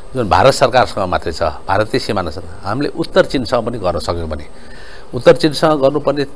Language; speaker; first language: Nepali; native; Nepali